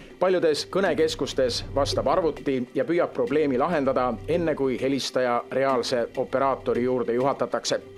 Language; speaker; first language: Estonian; native; Estonian